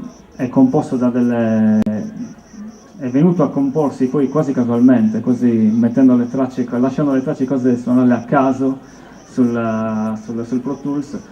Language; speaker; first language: Italian; native; Italian